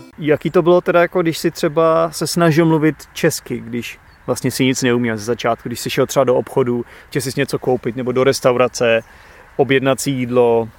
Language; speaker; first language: Czech; native; Czech